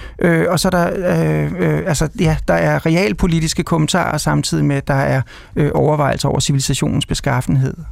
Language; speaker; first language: Danish; native; Danish